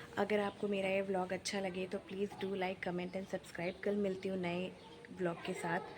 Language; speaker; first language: Hindi; non-native, local second language; Bangla